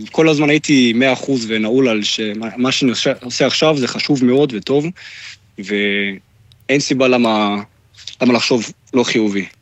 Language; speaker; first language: Hebrew; non-native, fluent; German